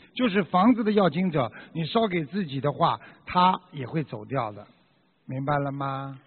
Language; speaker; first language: Chinese; native; Chinese